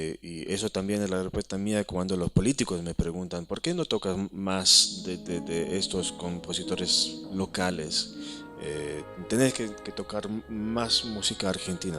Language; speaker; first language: Spanish; non-native, fluent; Hebrew